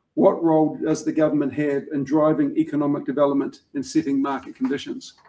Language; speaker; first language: English; native; English